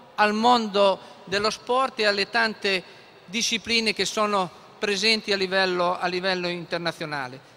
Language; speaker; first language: Italian; native; Italian